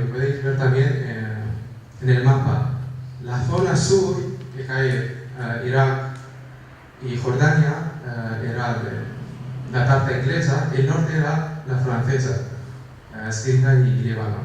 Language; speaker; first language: Spanish; non-native, fluent; Kurdish